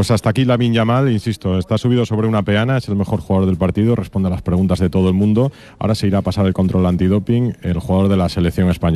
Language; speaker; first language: Spanish; native; Spanish